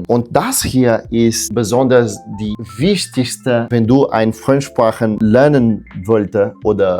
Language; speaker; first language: German; non-native, learner; Portuguese